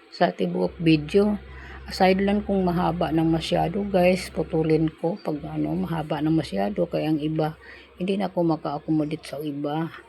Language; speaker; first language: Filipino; non-native, local second language; Cebuano